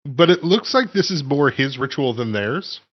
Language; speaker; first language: English; native; English